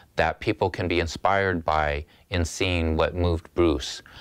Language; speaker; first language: English; native; English